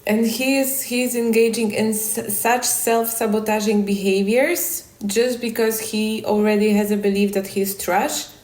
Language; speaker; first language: English; non-native, fluent; Polish